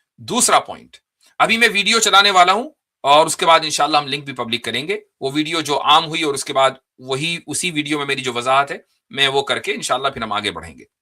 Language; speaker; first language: Urdu; native; Urdu